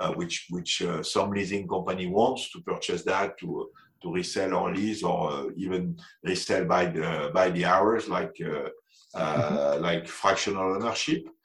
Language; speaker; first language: English; non-native, fluent; French